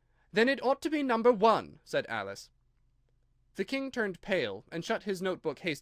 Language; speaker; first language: English; native; English